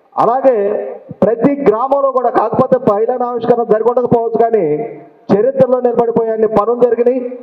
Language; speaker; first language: Telugu; native; Telugu